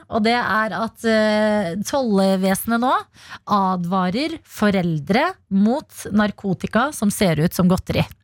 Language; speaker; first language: Norwegian; early bilingual, other home language; Albanian